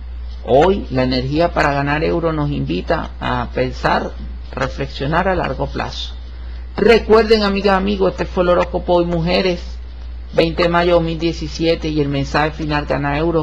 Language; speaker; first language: Spanish; native; Spanish